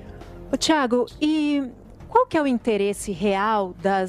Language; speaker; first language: Portuguese; native; Portuguese